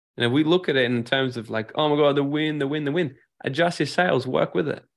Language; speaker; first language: English; native; English